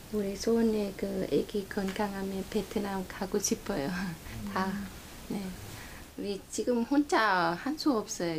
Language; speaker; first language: Korean; non-native, learner; Vietnamese